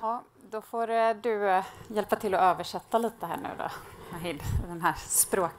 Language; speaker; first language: Swedish; native; Swedish